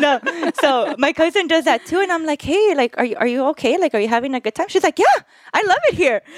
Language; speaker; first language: English; early bilingual, other home language; Spanish